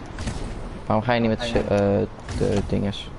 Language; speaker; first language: Dutch; native; Dutch